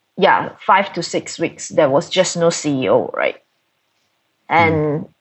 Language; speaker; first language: English; non-native, local second language; Cantonese